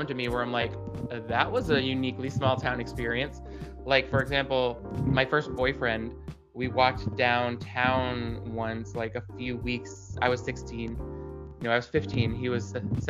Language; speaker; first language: English; native; English